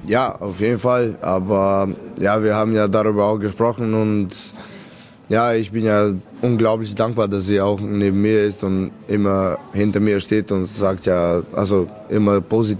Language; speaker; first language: German; non-native, fluent; Serbian